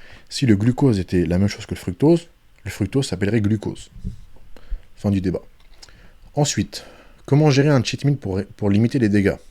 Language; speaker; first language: French; native; French